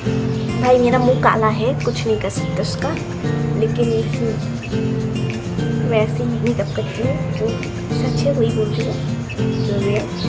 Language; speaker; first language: Hindi; non-native, learner; Bangla